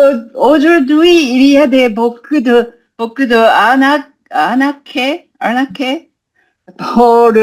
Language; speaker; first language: French; non-native, learner; Japanese